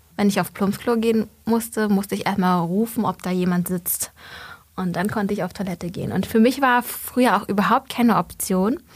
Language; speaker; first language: German; early bilingual, other home language; Vietnamese